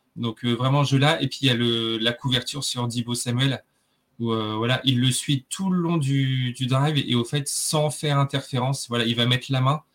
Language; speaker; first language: French; native; French